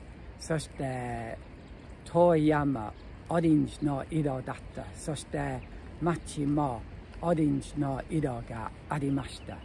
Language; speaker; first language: Japanese; non-native, learner; English